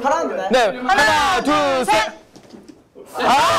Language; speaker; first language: Korean; non-native, learner; Chinese